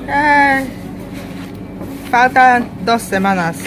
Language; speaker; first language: Spanish; non-native, fluent; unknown